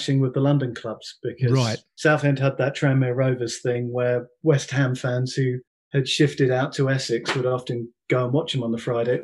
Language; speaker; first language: English; native; English